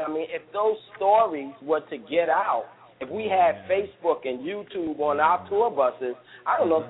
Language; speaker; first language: English; native; English